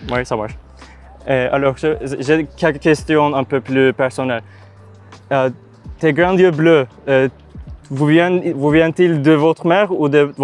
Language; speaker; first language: French; non-native, learner; Turkish